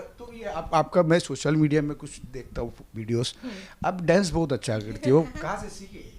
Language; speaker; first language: Hindi; non-native, local second language; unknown